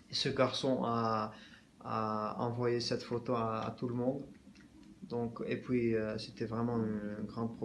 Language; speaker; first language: French; non-native, learner; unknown